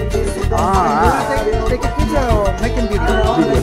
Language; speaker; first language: English; non-native, learner; Spanish